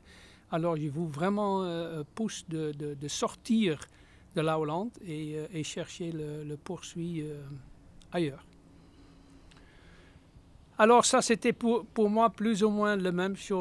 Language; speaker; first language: French; non-native, fluent; Dutch